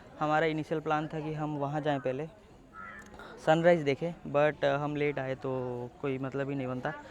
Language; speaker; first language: Hindi; non-native, local second language; Odia